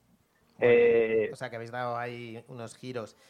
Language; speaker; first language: Spanish; native; Spanish